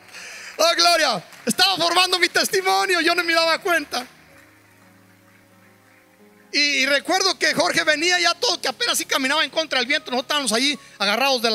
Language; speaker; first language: Spanish; native; Spanish